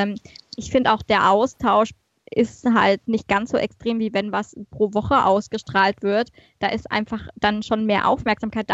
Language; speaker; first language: German; native; German